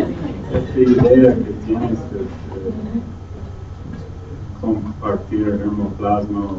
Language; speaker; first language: Spanish; non-native, learner; English